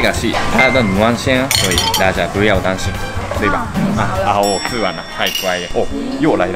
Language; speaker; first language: Chinese; non-native, fluent; Japanese